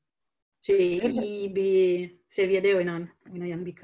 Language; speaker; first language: Turkish; non-native, fluent; Italian